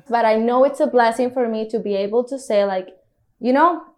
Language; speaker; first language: English; non-native, fluent; Spanish